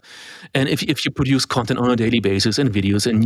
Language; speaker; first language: English; non-native, fluent; German